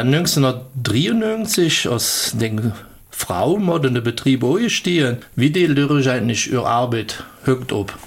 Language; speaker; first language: German; native; German